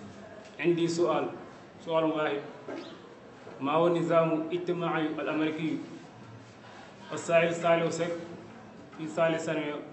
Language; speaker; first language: Arabic; non-native, learner; Wolof